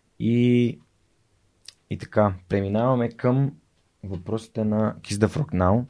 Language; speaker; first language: Bulgarian; native; Bulgarian